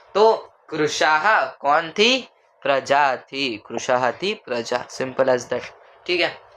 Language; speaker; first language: Hindi; non-native, local second language; Marathi